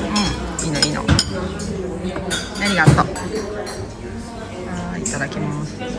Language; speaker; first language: Japanese; native; Japanese